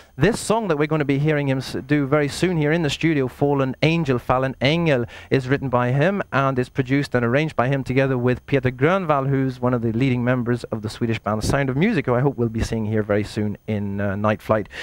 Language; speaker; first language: English; native; English